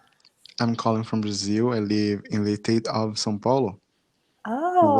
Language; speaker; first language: English; non-native, fluent; Portuguese